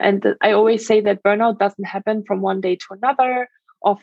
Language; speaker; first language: English; non-native, fluent; German